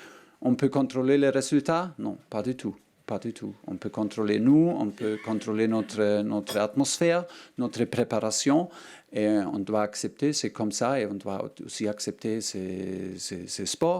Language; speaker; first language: French; non-native, learner; German